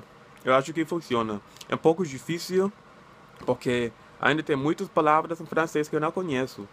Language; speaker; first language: Portuguese; non-native, learner; English